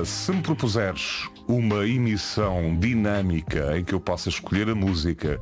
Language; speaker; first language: Portuguese; native; Portuguese